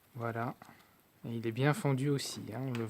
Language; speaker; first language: French; native; French